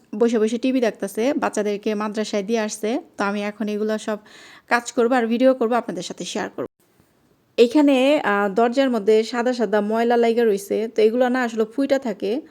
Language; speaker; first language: Bangla; native; Bangla